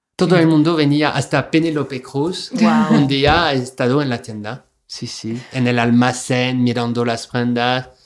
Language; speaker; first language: Spanish; non-native, fluent; French